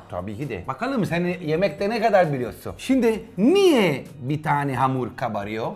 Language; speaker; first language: Turkish; non-native, fluent; Italian